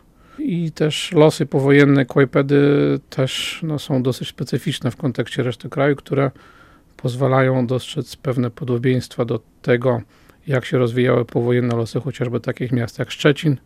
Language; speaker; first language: Polish; native; Polish